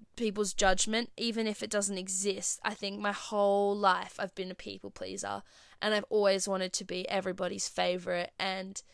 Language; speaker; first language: English; native; English